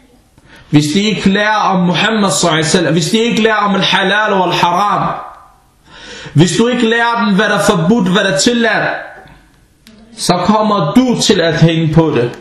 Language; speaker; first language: Danish; non-native, fluent; Arabic